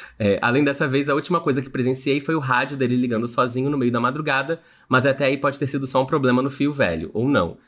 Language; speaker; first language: Portuguese; native; Portuguese